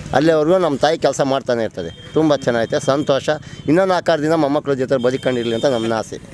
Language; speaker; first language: Kannada; native; Kannada